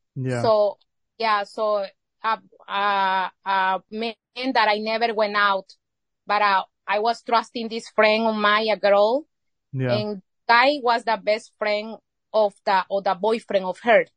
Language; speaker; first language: English; non-native, fluent; Spanish